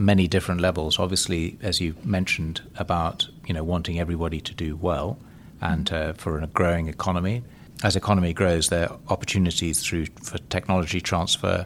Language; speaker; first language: English; native; English